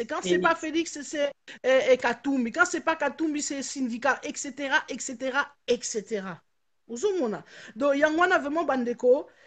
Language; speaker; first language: French; non-native, local second language; Lingala